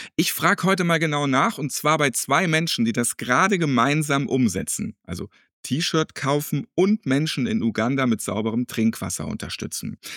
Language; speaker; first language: German; native; German